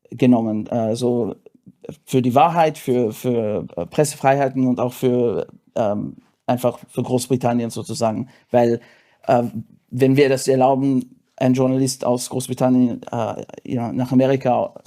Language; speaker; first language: German; non-native, fluent; English